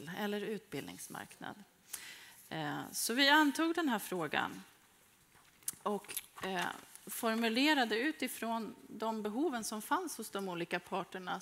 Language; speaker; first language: Swedish; native; Swedish